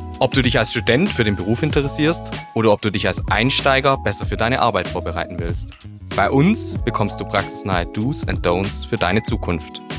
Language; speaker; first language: German; native; German